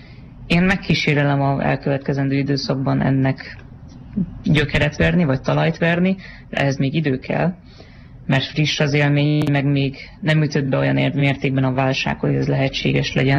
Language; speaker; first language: Hungarian; native; Hungarian